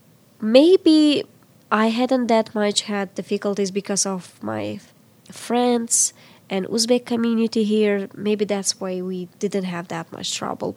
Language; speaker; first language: English; non-native, fluent; Uzbek